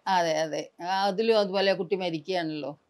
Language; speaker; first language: Malayalam; native; Malayalam